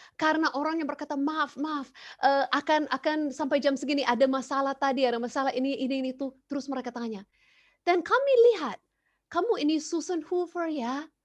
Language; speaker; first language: Indonesian; non-native, fluent; English